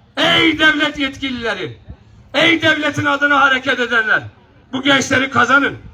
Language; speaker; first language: Turkish; non-native, local second language; Kurdish